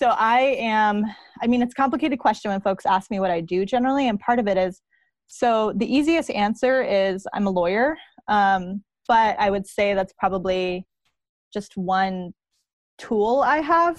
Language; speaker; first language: English; native; English